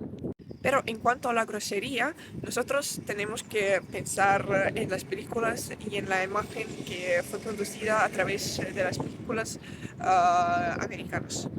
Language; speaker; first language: Spanish; non-native, fluent; Russian